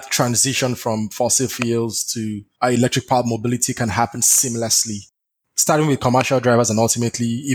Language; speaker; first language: English; non-native, local second language; Yoruba